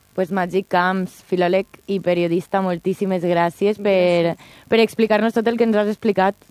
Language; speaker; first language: Catalan; native; Catalan